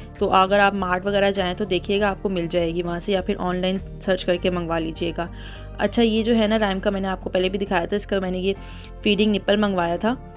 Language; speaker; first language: Urdu; native; Urdu